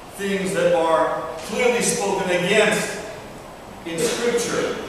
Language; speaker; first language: English; early bilingual, other home language; Russian